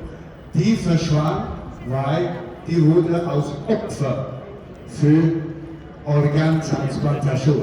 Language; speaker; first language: German; non-native, fluent; Cantonese